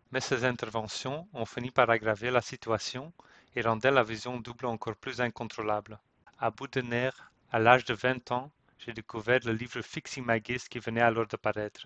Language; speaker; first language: French; non-native, fluent; Dutch